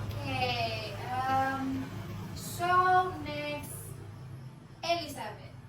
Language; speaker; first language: English; non-native, learner; Indonesian